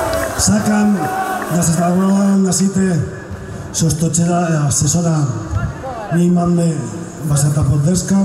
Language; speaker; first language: Macedonian; non-native, learner; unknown